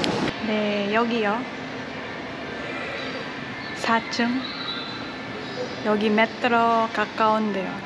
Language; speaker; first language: Korean; non-native, learner; Cebuano